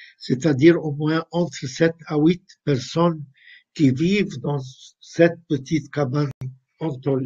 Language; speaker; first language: French; non-native, fluent; Arabic